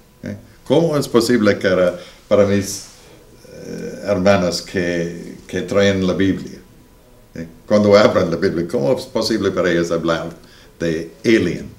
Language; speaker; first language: Spanish; non-native, learner; English